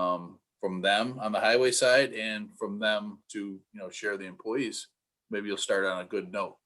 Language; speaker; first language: English; native; English